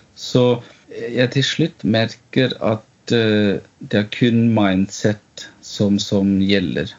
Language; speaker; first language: Norwegian; non-native, fluent; German